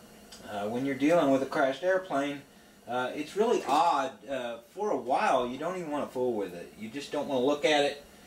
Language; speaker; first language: English; native; English